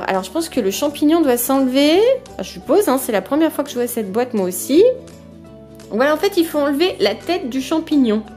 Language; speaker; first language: French; native; French